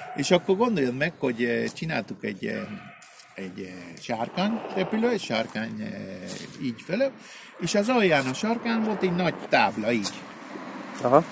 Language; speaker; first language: Hungarian; early bilingual, heritage; Spanish